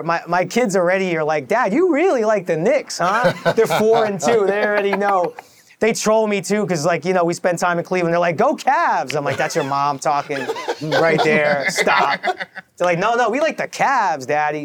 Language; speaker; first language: English; native; English